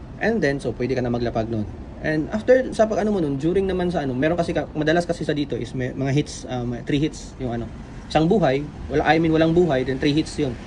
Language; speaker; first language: Filipino; native; Filipino